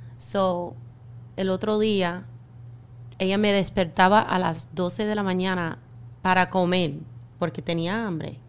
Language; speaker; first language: Spanish; non-native, fluent; English